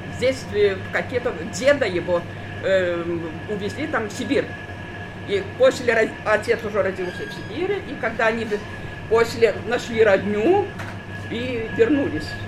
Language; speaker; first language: Russian; non-native, local second language; Polish